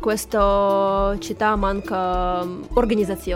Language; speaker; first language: Italian; non-native, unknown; Russian